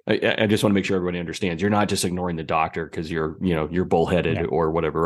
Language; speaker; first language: English; native; English